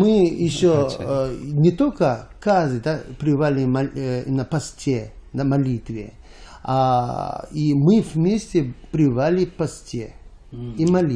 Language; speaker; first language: Russian; non-native, learner; Korean